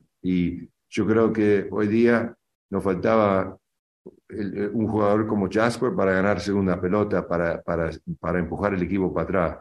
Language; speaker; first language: Spanish; early bilingual, other home language; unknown